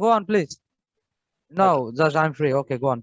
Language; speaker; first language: English; non-native, fluent; Bangla